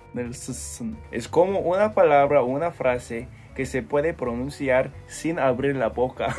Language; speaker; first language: Spanish; non-native, fluent; English